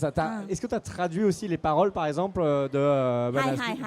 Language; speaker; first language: French; native; French